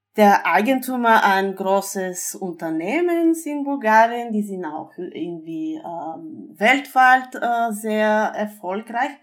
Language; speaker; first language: German; non-native, fluent; Bulgarian